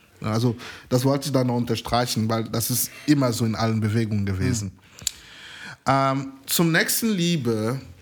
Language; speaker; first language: German; non-native, fluent; French